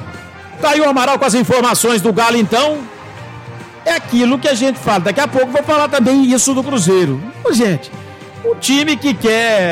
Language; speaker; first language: Portuguese; native; Portuguese